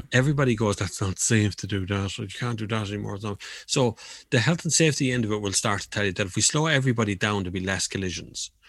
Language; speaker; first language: English; native; English